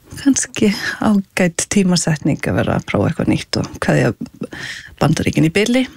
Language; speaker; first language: Icelandic; early bilingual, heritage; English